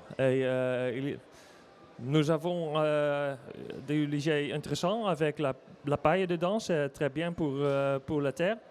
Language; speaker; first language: French; non-native, learner; Dutch